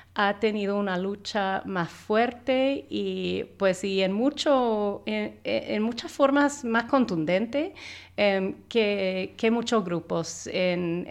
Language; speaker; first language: Spanish; non-native, fluent; English